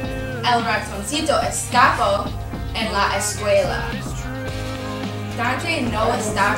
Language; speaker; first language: Spanish; non-native, learner; English